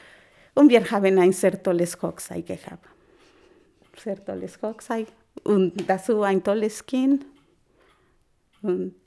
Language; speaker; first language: German; non-native, learner; Spanish